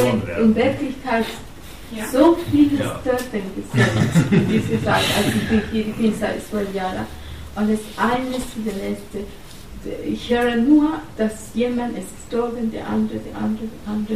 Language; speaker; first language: German; non-native, learner; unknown